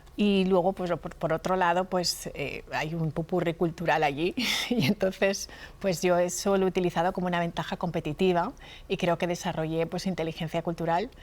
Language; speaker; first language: Spanish; early bilingual, other home language; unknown